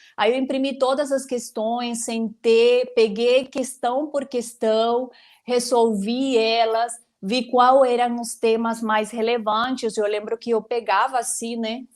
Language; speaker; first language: Portuguese; non-native, fluent; Spanish